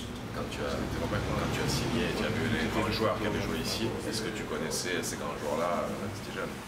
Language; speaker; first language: French; non-native, fluent; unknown